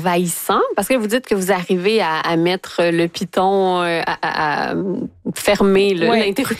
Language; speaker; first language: French; native; French